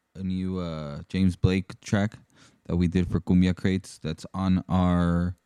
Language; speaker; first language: English; early bilingual, other home language; Spanish